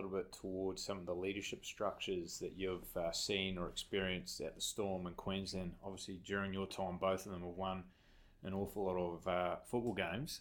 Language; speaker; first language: English; native; English